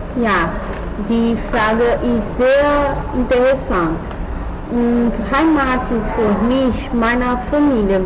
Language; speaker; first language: German; non-native, learner; Portuguese